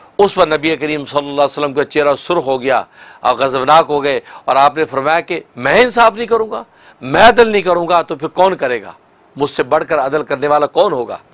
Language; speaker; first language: Urdu; native; Urdu